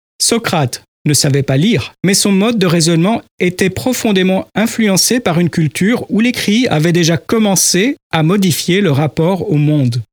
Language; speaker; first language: French; native; French